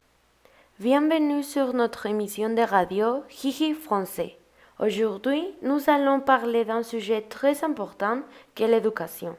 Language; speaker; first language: French; non-native, learner; Spanish